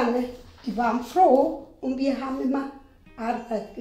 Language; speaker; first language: German; non-native, fluent; Spanish